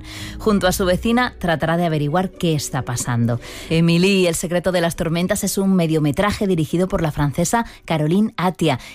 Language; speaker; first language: Spanish; native; Spanish